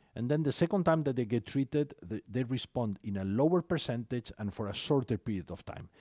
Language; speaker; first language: English; non-native, fluent; Spanish